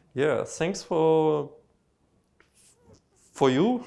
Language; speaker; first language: English; non-native, learner; Russian